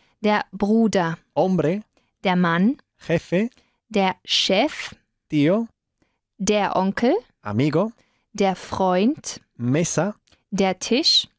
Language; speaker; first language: German; non-native, fluent; Spanish